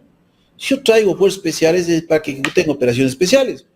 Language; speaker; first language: Spanish; native; Spanish